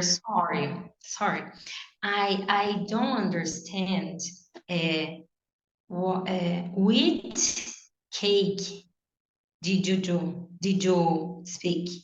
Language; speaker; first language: English; non-native, learner; Portuguese